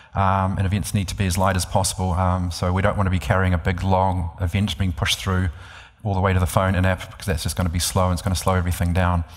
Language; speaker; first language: English; native; English